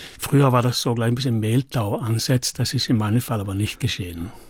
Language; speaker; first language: German; native; German